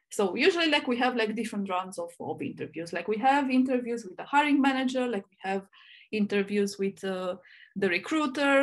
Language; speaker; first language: English; non-native, fluent; Romanian